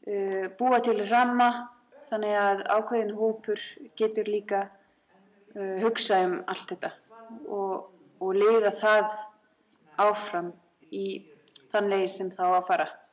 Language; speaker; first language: Icelandic; non-native, fluent; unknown